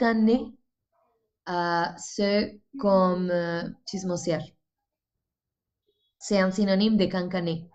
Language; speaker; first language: French; non-native, fluent; Spanish